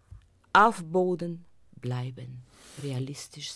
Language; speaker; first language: German; non-native, fluent; Bulgarian